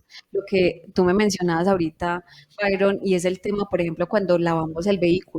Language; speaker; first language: Spanish; native; Spanish